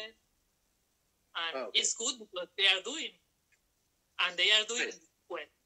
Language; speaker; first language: English; non-native, learner; Spanish